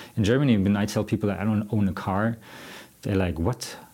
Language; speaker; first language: English; non-native, fluent; German